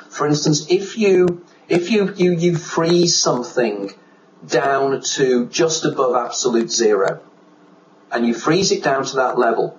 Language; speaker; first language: English; native; English